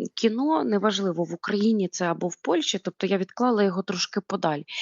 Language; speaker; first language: Ukrainian; native; Ukrainian